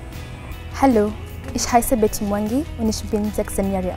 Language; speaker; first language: German; non-native, learner; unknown